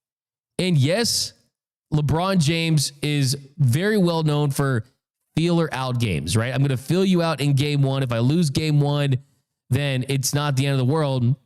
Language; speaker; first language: English; native; English